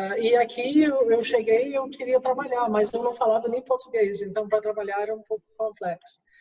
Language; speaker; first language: Portuguese; non-native, fluent; English